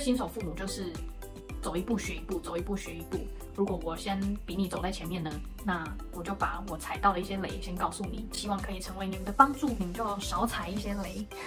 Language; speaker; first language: Chinese; native; Chinese